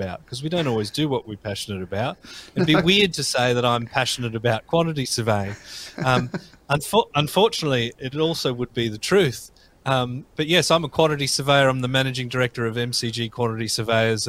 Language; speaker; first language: English; native; English